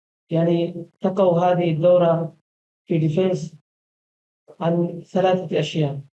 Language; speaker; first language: Arabic; non-native, fluent; Urdu